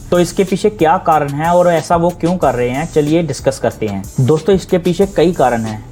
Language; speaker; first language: Hindi; non-native, local second language; Punjabi